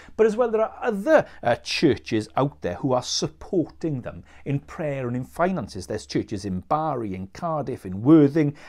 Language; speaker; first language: English; native; English